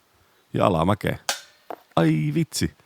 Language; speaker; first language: Finnish; native; Finnish